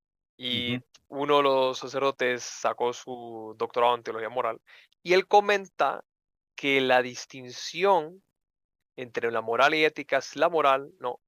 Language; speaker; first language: Spanish; native; Spanish